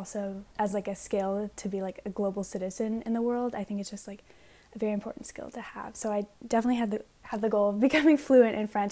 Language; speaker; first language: English; native; English